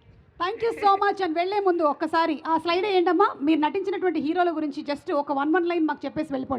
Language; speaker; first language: Telugu; native; Telugu